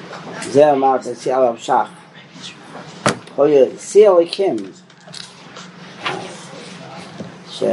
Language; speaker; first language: Hebrew; non-native, fluent; English